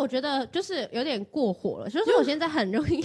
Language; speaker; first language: Chinese; native; Chinese